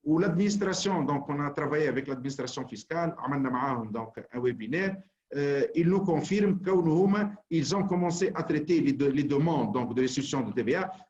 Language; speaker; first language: French; non-native, local second language; Arabic